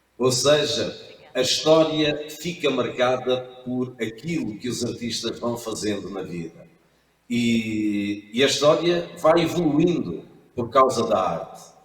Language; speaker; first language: Portuguese; native; Portuguese